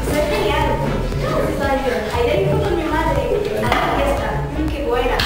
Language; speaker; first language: Spanish; non-native, learner; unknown